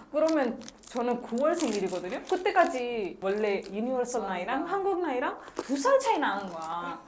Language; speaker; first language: Korean; non-native, fluent; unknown